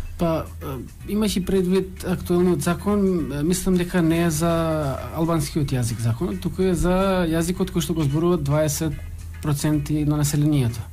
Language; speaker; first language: Macedonian; non-native, local second language; Albanian